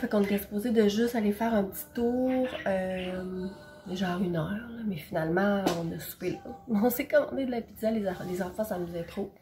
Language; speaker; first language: French; native; French